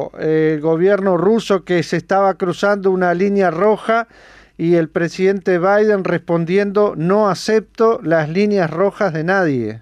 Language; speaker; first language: Spanish; native; Spanish